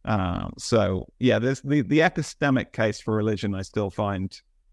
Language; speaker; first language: English; native; English